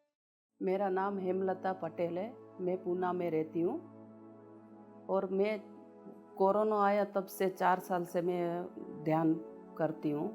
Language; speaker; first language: Hindi; non-native, local second language; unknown